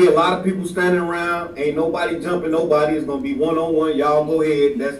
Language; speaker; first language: English; native; English